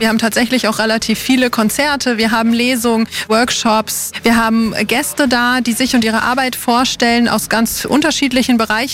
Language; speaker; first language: German; native; German